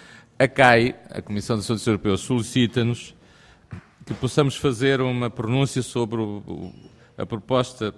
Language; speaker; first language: Portuguese; native; Portuguese